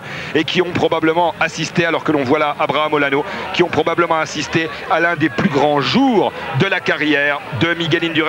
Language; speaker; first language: French; native; French